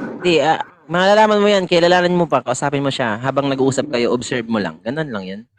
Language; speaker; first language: Filipino; non-native, local second language; Cebuano